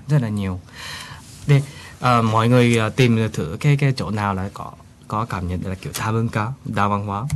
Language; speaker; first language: Vietnamese; early bilingual, heritage; Vietnamese